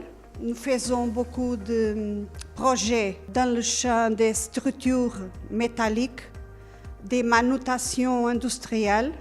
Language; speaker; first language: French; non-native, learner; Portuguese